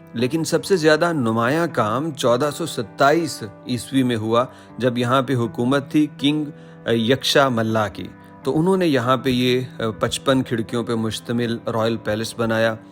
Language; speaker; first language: Urdu; native; Urdu